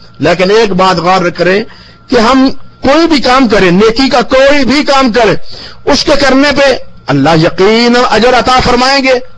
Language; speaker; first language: Urdu; non-native, local second language; Punjabi